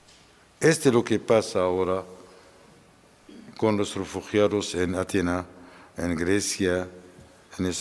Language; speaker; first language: Spanish; non-native, fluent; Arabic